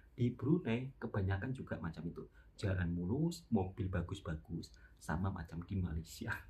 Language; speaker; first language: Indonesian; native; Indonesian